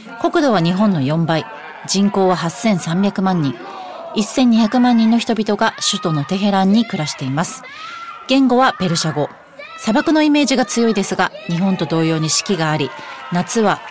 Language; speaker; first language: Japanese; native; Japanese